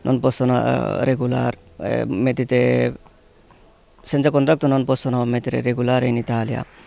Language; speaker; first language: Italian; non-native, learner; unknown